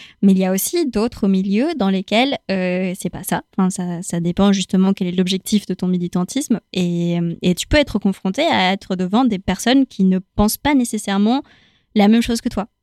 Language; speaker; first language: French; non-native, fluent; Spanish